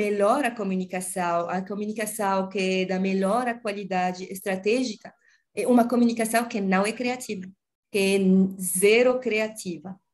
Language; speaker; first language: Portuguese; non-native, learner; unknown